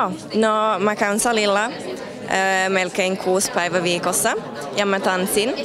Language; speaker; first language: Finnish; non-native, local second language; Swedish